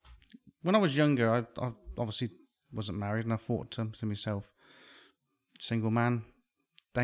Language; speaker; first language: English; native; English